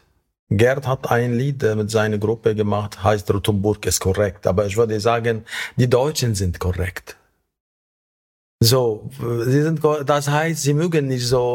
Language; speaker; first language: German; non-native, learner; Arabic